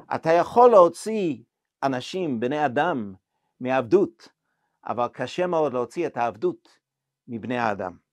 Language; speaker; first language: Hebrew; non-native, fluent; English